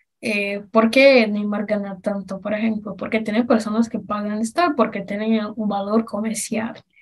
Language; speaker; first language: Spanish; non-native, learner; Portuguese